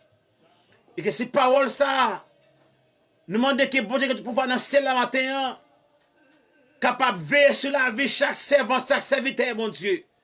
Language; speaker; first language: French; non-native, learner; Haitian Creole